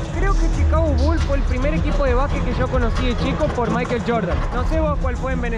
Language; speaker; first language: Spanish; native; Spanish